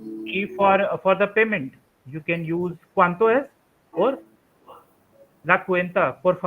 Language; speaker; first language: Spanish; non-native, fluent; Hindi